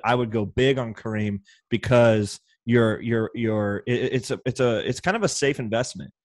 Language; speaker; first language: English; native; English